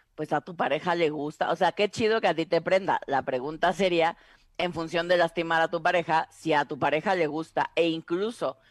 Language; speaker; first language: Spanish; native; Spanish